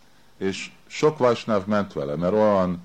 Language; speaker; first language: Hungarian; early bilingual, heritage; Hungarian